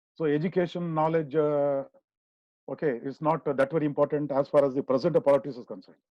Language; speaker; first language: English; non-native, local second language; Kannada